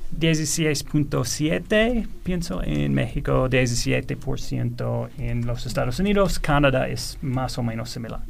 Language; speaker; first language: Spanish; non-native, fluent; English